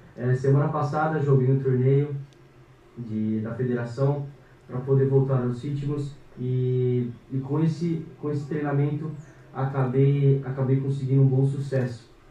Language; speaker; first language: Portuguese; native; Portuguese